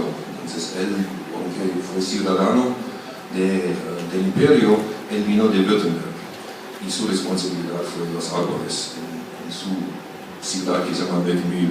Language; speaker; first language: Spanish; non-native, fluent; German